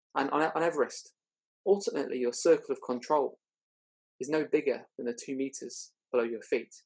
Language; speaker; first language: English; native; English